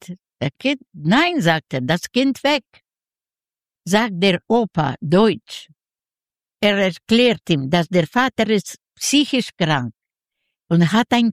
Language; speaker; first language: German; non-native, learner; Yiddish